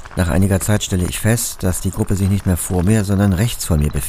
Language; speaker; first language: German; native; German